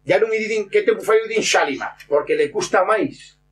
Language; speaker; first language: Spanish; non-native, local second language; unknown